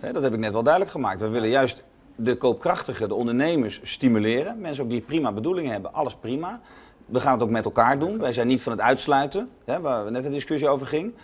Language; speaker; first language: Dutch; native; Dutch